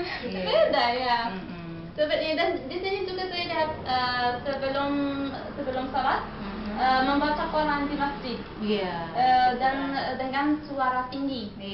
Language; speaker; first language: Indonesian; non-native, learner; Arabic